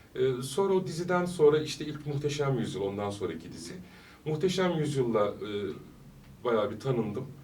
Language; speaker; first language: Turkish; early bilingual, heritage; Turkish